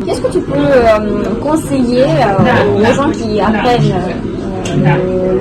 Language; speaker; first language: French; non-native, fluent; Russian